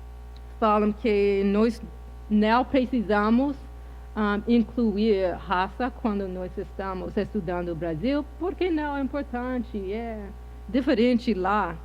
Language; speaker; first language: Portuguese; non-native, fluent; English